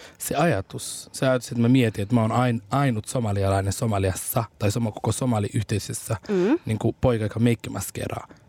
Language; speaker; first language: Finnish; early bilingual, other home language; Somali